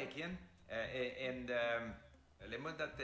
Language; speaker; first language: Arabic; non-native, learner; English